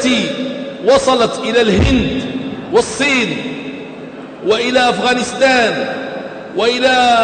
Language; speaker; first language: Arabic; native; Arabic